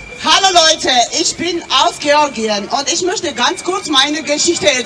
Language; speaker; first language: German; non-native, fluent; Georgian